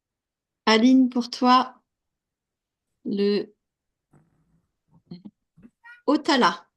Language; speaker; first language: French; native; French